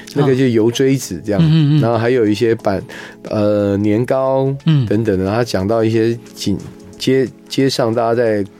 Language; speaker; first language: Chinese; non-native, local second language; Hakka Chinese